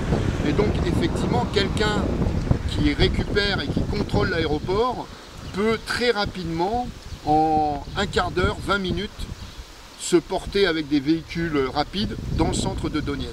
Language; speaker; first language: French; native; French